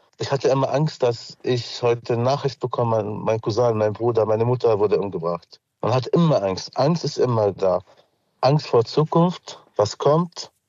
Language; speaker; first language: German; non-native, fluent; Arabic